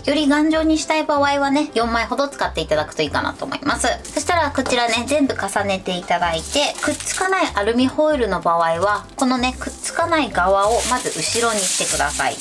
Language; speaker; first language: Japanese; native; Japanese